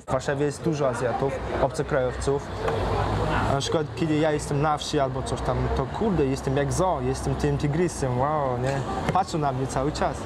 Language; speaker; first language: Polish; non-native, fluent; Mongolian